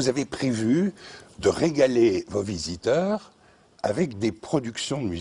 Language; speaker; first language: French; native; French